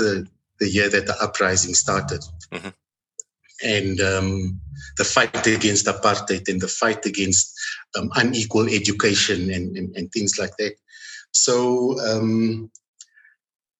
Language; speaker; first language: English; non-native, local second language; Afrikaans